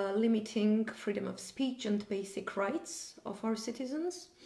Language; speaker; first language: English; non-native, fluent; Armenian